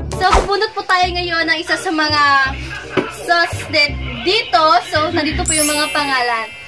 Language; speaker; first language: Filipino; non-native, local second language; Cebuano